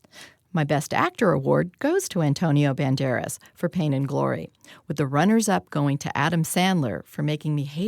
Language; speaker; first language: English; native; English